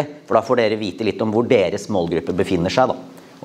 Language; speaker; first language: Norwegian; native; Norwegian